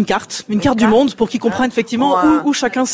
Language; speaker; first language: French; native; French